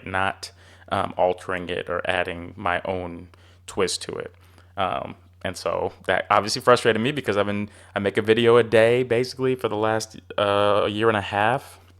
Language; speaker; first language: English; native; English